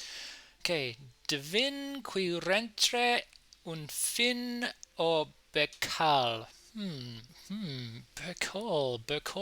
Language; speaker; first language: French; non-native, learner; English